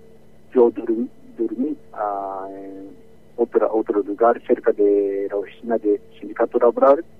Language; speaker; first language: Spanish; non-native, learner; Japanese